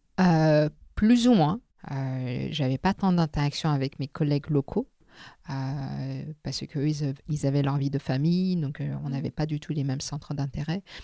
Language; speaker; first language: French; non-native, local second language; Min Nan Chinese